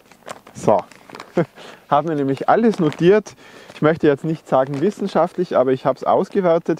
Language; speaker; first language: German; native; German